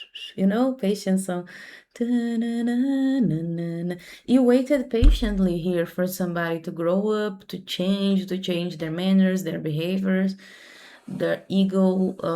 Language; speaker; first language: English; non-native, fluent; Portuguese